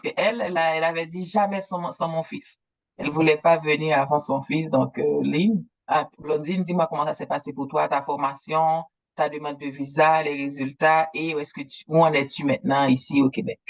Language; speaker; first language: French; native; French